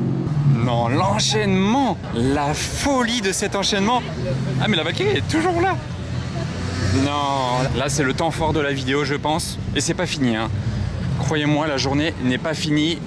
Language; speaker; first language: French; native; French